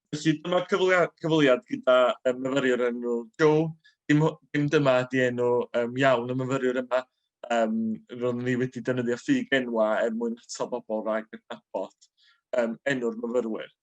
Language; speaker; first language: Welsh; native; Welsh